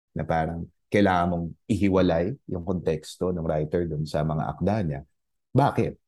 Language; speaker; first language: Filipino; native; Filipino